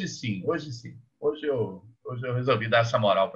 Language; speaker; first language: Portuguese; native; Portuguese